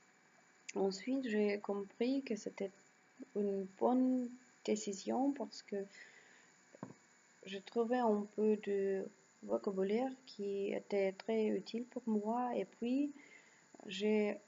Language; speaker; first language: French; non-native, learner; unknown